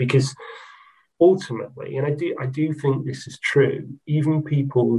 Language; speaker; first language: English; native; English